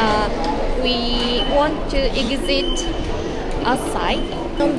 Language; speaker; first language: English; non-native, learner; Chinese